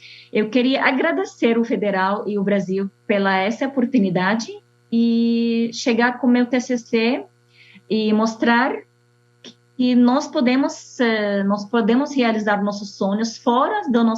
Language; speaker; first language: Portuguese; non-native, fluent; Arabic